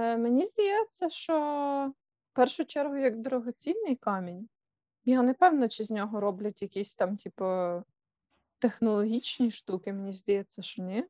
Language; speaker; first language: Ukrainian; non-native, local second language; Russian